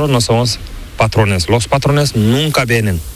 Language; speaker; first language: Spanish; non-native, learner; Fula